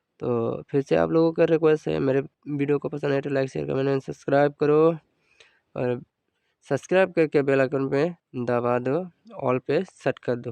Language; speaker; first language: Hindi; non-native, local second language; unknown